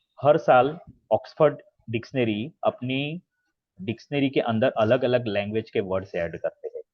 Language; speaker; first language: Hindi; native; Hindi